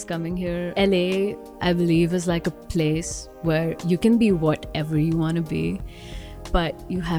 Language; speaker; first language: English; non-native, local second language; Hindi